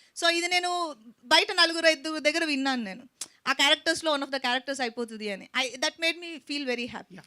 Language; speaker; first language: Telugu; native; Telugu